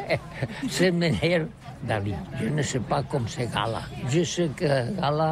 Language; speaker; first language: French; non-native, learner; Catalan